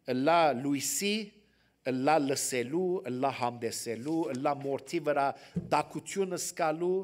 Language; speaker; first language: Armenian; early bilingual, heritage; Armenian